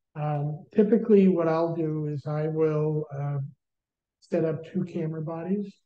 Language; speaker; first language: English; native; English